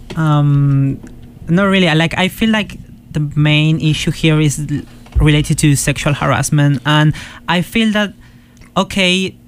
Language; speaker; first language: English; non-native, fluent; Spanish